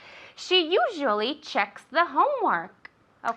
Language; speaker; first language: English; non-native, fluent; Spanish